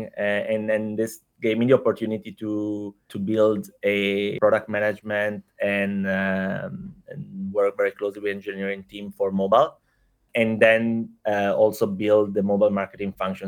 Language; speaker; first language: English; non-native, fluent; Italian